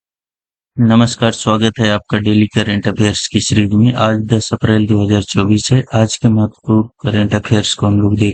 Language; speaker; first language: Hindi; native; Hindi